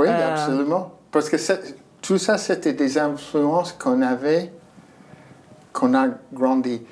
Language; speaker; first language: French; non-native, fluent; English